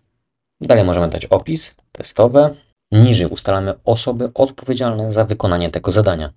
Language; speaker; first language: Polish; native; Polish